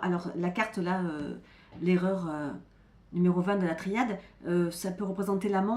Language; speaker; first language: French; native; French